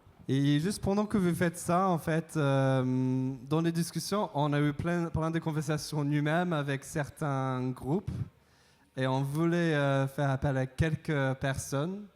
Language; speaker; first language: French; non-native, fluent; English